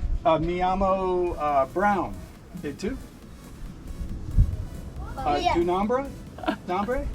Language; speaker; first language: Spanish; non-native, learner; English